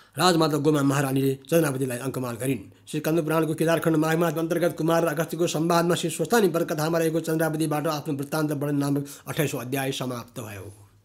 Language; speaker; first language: Nepali; native; Nepali